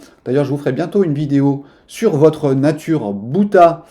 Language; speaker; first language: French; native; French